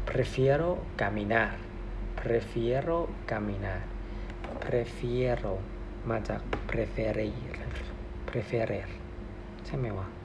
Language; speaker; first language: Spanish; non-native, learner; Thai